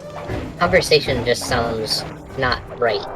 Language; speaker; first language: English; native; English